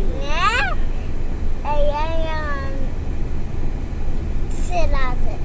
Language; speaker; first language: Polish; early bilingual, heritage; Polish